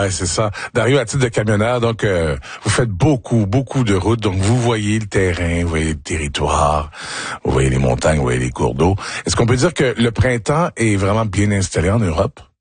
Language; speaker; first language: French; native; French